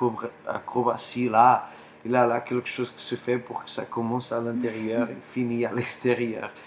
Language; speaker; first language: French; non-native, fluent; Portuguese